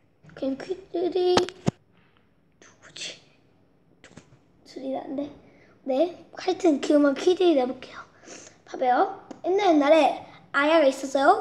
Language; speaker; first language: Korean; early bilingual, heritage; Korean